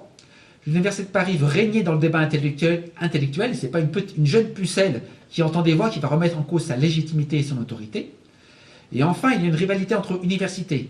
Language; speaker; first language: French; native; French